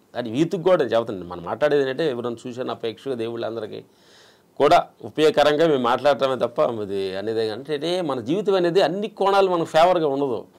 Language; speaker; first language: Telugu; native; Telugu